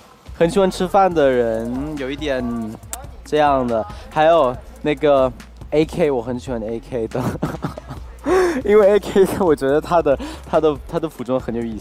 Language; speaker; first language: Chinese; non-native, fluent; Thai